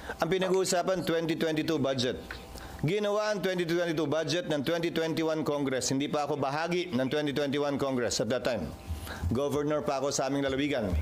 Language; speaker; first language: Filipino; native; Filipino